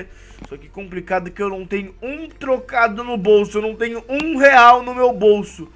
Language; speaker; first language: Portuguese; native; Portuguese